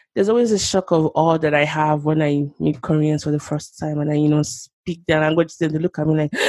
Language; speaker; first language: English; non-native, local second language; Yoruba